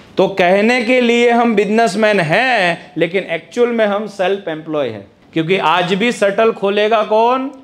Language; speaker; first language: Hindi; non-native, local second language; Gujarati